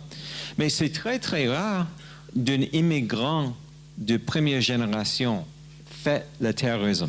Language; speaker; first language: French; non-native, learner; English